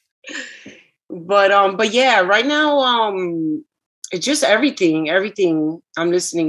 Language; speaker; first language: English; early bilingual, other home language; Spanish